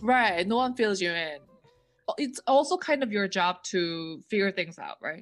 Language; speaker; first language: English; native; English